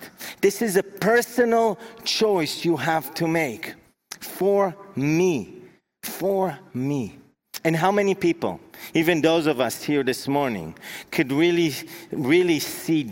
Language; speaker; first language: English; non-native, fluent; Hebrew